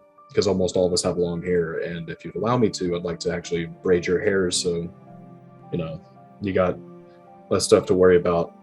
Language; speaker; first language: English; native; English